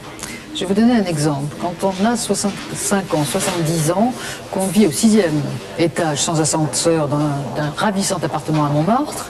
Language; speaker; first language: French; native; French